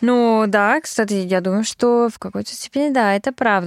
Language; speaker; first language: Russian; non-native, fluent; Spanish